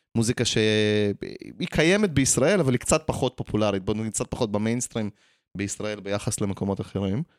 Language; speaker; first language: Hebrew; early bilingual, other home language; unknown